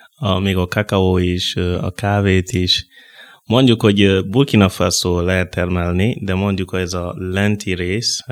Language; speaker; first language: Hungarian; non-native, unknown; Mossi